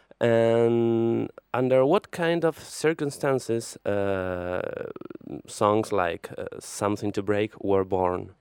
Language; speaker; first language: English; non-native, fluent; Spanish